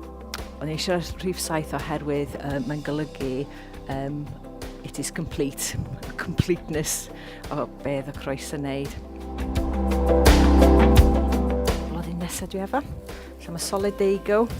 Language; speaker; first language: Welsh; non-native, local second language; English